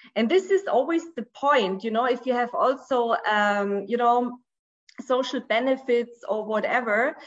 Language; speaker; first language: English; non-native, fluent; Portuguese